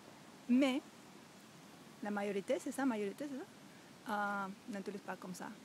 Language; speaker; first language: French; non-native, learner; Spanish